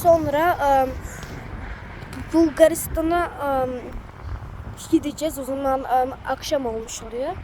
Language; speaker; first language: Turkish; early bilingual, heritage; Turkish